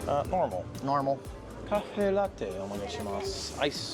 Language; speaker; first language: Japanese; non-native, learner; English